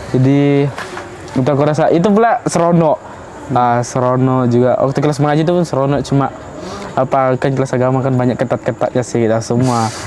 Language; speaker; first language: Malay; early bilingual, other home language; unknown